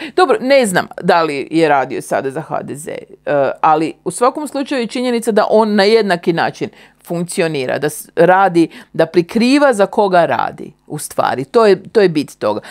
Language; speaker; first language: Croatian; native; Croatian